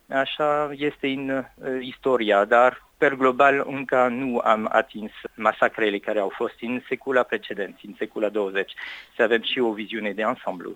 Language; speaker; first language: Romanian; non-native, fluent; French